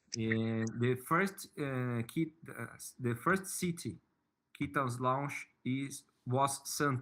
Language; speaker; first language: English; non-native, learner; Portuguese